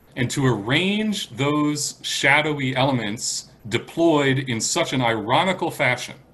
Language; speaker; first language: English; native; English